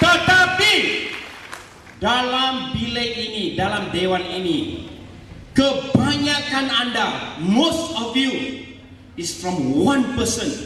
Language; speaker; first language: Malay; non-native, local second language; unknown